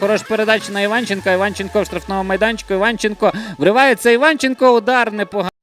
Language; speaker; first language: Ukrainian; native; Ukrainian